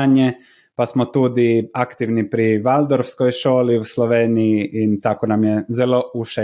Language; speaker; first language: Slovenian; non-native, learner; Croatian